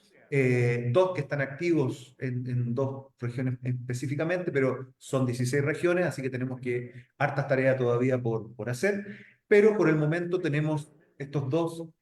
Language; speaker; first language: Spanish; native; Spanish